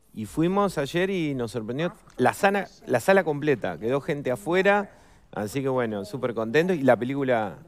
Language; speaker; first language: Spanish; native; Spanish